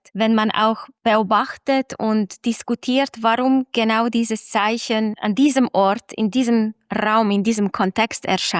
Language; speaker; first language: German; non-native, fluent; Hungarian